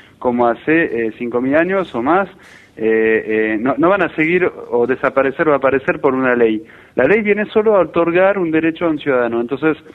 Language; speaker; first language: Spanish; non-native, fluent; French